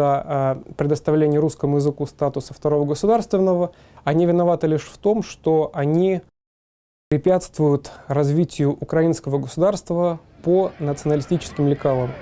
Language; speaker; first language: Russian; native; Russian